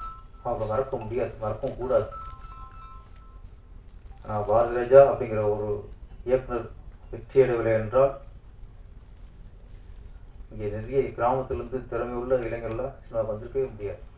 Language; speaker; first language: Tamil; native; Tamil